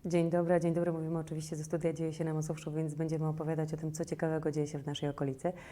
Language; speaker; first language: Polish; native; Polish